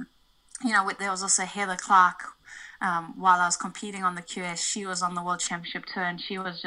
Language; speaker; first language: English; native; English